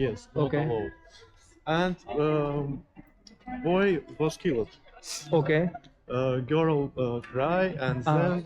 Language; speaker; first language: English; non-native, learner; Azerbaijani